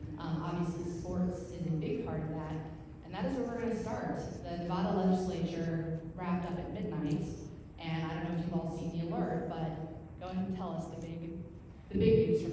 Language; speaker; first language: English; native; English